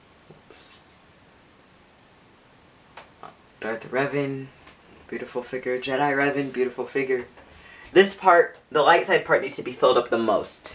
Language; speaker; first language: English; native; English